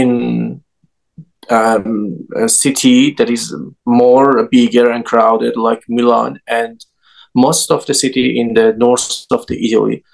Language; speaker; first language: English; non-native, learner; Persian